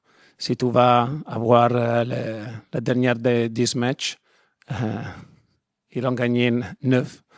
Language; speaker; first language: French; non-native, learner; Italian